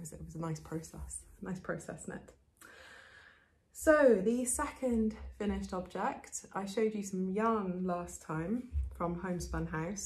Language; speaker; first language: English; native; English